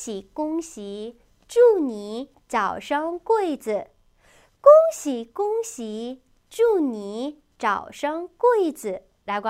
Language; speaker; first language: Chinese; non-native, fluent; Korean